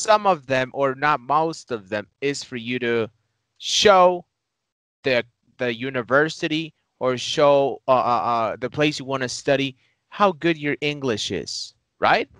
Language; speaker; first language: English; non-native, fluent; Spanish